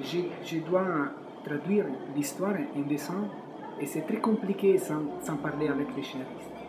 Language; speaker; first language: French; non-native, fluent; Italian